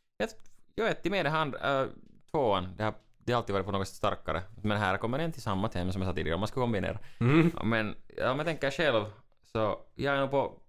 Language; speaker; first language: Swedish; native; Swedish